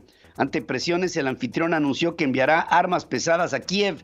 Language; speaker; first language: Spanish; native; Spanish